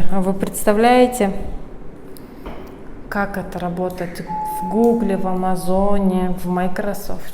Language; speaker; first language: Russian; non-native, local second language; Kyrgyz